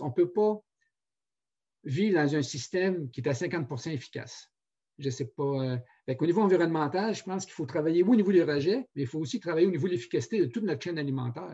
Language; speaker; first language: French; native; French